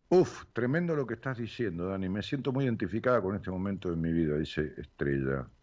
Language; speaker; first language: Spanish; native; Spanish